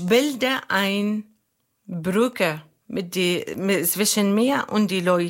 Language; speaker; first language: German; non-native, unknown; Arabic